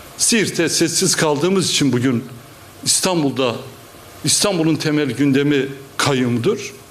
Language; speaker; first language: Turkish; non-native, local second language; Kurdish